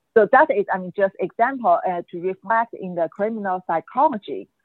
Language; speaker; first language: English; non-native, fluent; Chinese